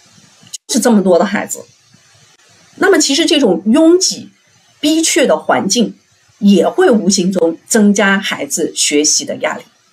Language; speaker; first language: Chinese; native; Chinese